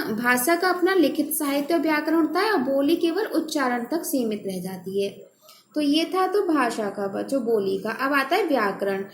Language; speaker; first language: Hindi; native; Hindi